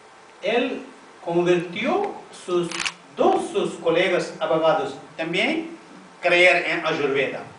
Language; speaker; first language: Spanish; non-native, fluent; Tamil